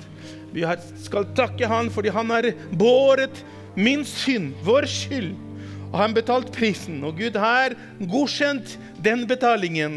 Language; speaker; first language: Norwegian; non-native, fluent; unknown